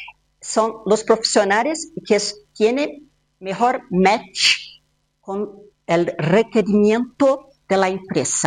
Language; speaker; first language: Spanish; non-native, fluent; Portuguese